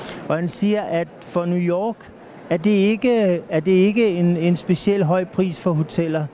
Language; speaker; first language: Danish; native; Danish